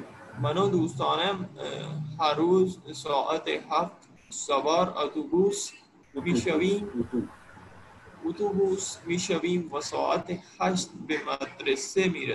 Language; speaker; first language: Persian; non-native, learner; Urdu